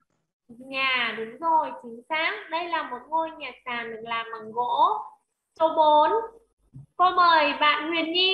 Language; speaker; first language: Vietnamese; native; Vietnamese